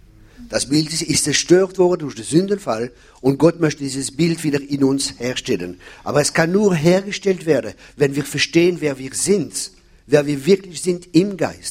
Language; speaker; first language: German; non-native, fluent; French